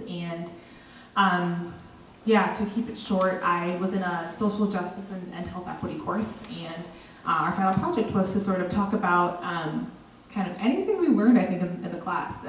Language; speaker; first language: English; native; English